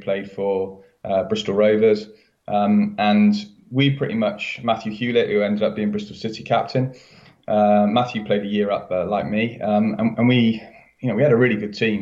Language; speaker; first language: English; native; English